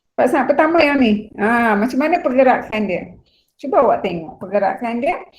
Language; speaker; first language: Malay; native; Malay